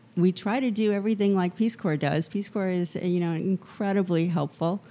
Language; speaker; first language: English; native; English